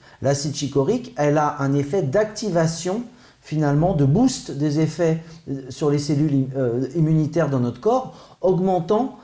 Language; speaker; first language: French; native; French